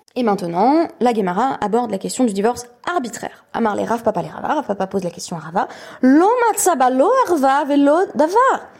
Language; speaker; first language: French; native; French